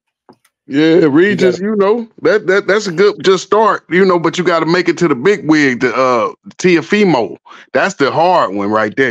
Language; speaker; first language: English; native; English